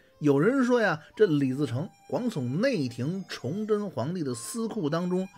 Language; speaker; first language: Chinese; native; Chinese